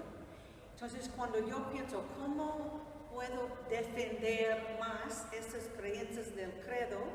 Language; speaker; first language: Spanish; non-native, fluent; English